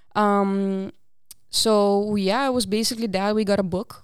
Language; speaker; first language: English; non-native, fluent; Papiamento